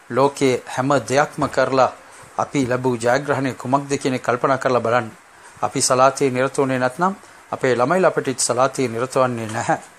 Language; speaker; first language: Sinhala; non-native, local second language; Tamil